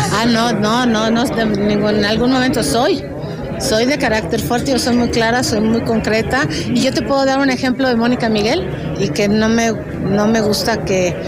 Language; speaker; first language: Spanish; native; Spanish